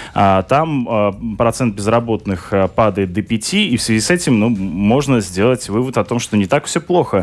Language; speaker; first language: Russian; native; Russian